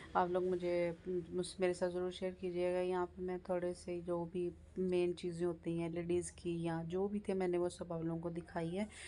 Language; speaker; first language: Urdu; native; Urdu